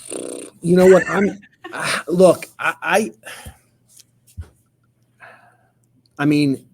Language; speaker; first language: English; native; English